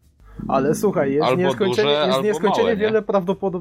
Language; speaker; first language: Polish; native; Polish